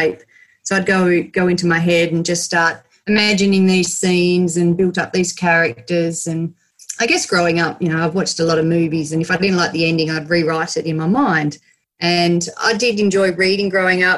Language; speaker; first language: English; native; English